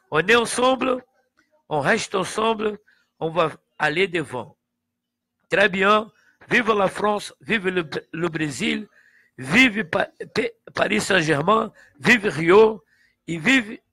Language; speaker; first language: French; non-native, learner; Portuguese